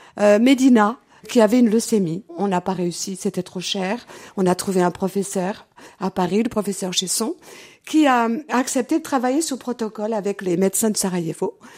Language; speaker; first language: French; early bilingual, other home language; Portuguese